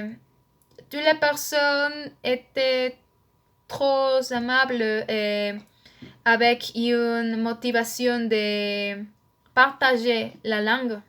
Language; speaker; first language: French; non-native, learner; Spanish